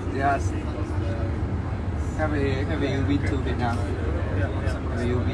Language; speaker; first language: English; non-native, learner; Vietnamese